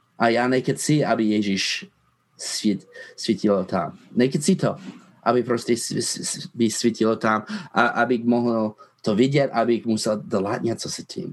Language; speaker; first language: Czech; non-native, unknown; English